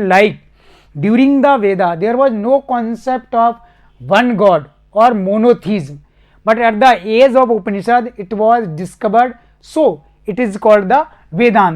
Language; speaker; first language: English; non-native, local second language; Hindi